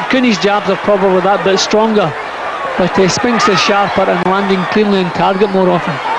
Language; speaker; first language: English; native; English